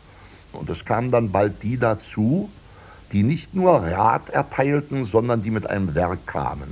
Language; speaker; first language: German; native; German